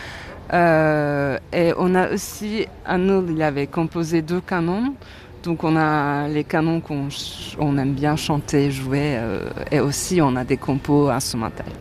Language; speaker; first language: French; non-native, fluent; Turkish